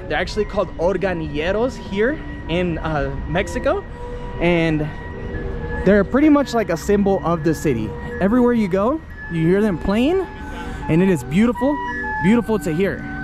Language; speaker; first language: English; early bilingual, other home language; Spanish